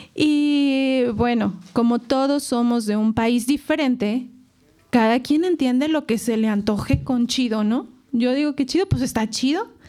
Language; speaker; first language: Spanish; native; Spanish